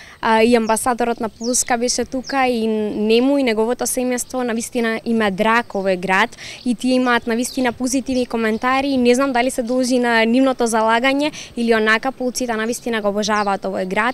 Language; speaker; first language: Macedonian; native; Macedonian